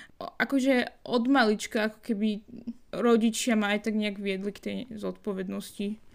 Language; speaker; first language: Slovak; non-native, fluent; Arabic